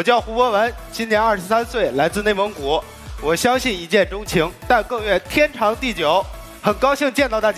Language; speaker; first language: Chinese; native; Chinese